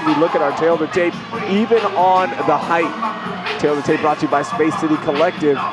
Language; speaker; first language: English; native; English